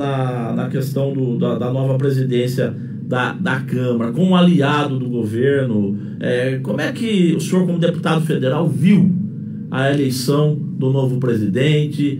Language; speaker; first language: Portuguese; native; Portuguese